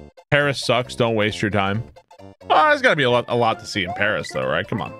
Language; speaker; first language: English; native; English